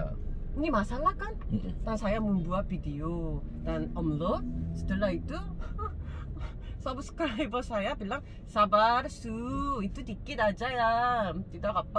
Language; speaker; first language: Indonesian; non-native, learner; Korean